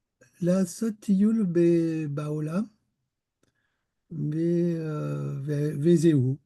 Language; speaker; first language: Hebrew; non-native, learner; French